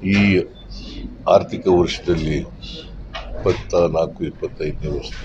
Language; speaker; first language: Kannada; native; Kannada